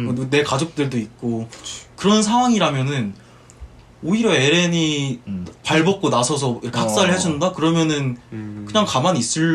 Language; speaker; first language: Korean; native; Korean